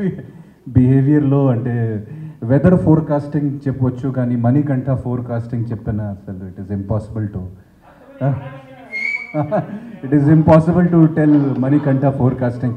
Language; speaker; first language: Telugu; non-native, fluent; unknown